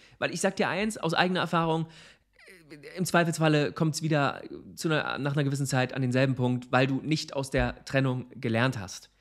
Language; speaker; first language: German; native; German